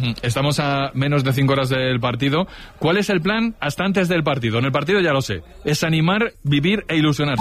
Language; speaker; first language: Spanish; native; Spanish